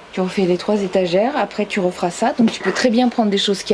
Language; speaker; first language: French; native; French